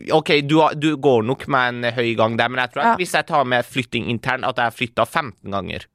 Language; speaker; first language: Norwegian; early bilingual, other home language; Persian